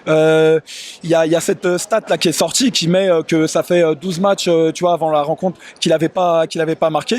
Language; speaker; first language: French; native; French